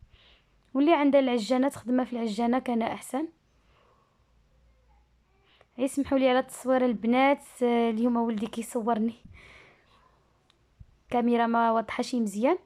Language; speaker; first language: Arabic; native; Arabic